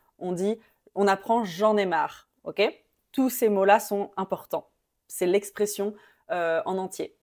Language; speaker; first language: French; native; French